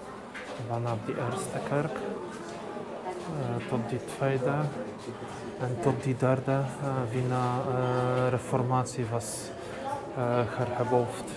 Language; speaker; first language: Dutch; non-native, learner; Polish